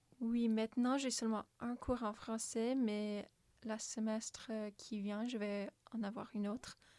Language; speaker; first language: French; non-native, local second language; English